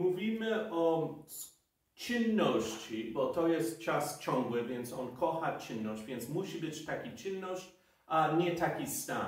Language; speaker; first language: Polish; non-native, fluent; English